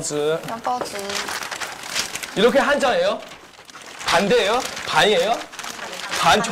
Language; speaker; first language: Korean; non-native, learner; Chinese